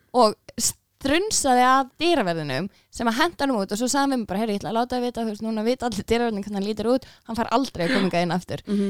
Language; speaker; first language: Icelandic; native; Icelandic